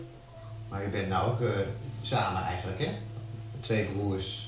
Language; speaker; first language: Dutch; native; Dutch